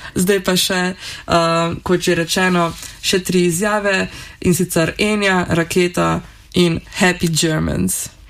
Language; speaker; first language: Slovenian; native; Slovenian